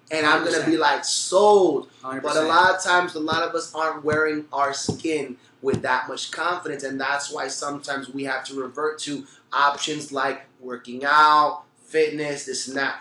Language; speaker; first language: English; early bilingual, other home language; Spanish